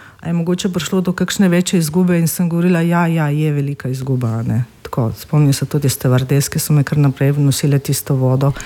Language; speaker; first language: Slovenian; non-native, fluent; Russian